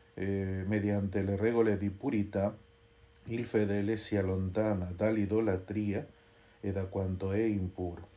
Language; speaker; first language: Italian; non-native, fluent; Spanish